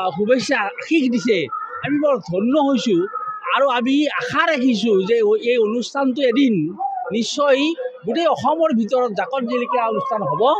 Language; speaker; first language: Assamese; native; Assamese